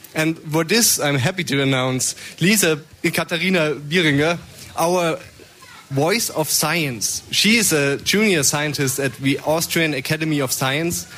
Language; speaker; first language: English; non-native, fluent; German